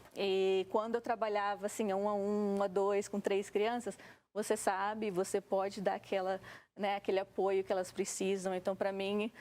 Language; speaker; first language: Portuguese; native; Portuguese